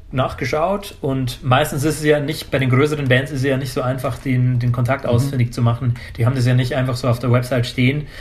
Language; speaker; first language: German; native; German